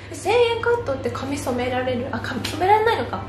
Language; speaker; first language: Japanese; native; Japanese